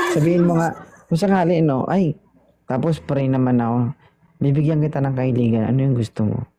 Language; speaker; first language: Filipino; non-native, local second language; Cebuano